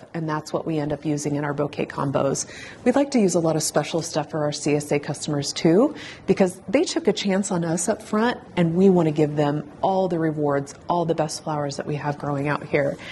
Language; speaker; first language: English; native; English